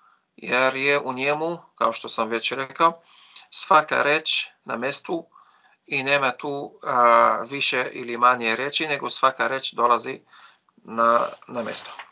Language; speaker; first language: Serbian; non-native, fluent; Arabic